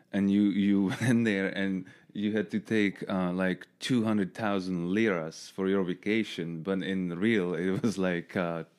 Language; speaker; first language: English; non-native, fluent; Czech